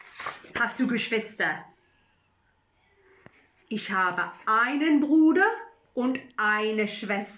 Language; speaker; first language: German; non-native, fluent; English